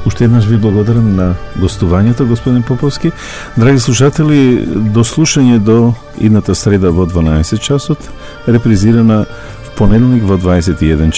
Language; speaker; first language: Macedonian; native; Macedonian